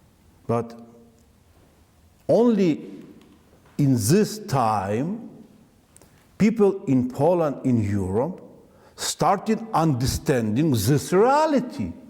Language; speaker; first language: English; non-native, learner; Ukrainian